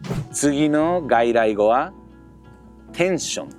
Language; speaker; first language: Japanese; non-native, fluent; English